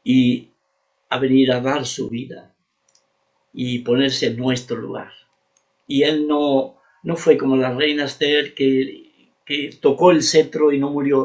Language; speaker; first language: Spanish; native; Spanish